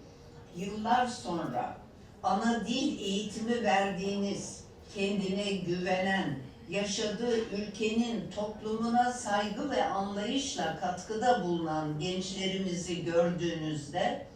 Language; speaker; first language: Turkish; native; Turkish